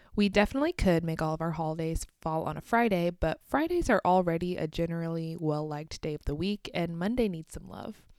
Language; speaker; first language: English; native; English